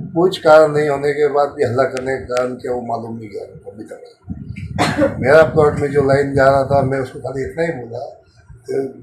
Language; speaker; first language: Hindi; non-native, local second language; Gujarati